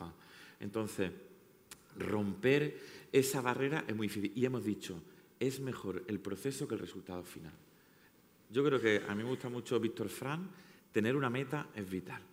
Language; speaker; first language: Spanish; native; Spanish